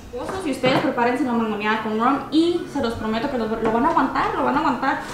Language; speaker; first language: Spanish; early bilingual, heritage; Spanish